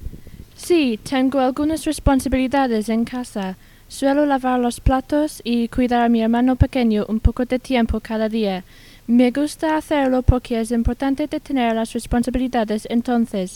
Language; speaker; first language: Spanish; non-native, learner; English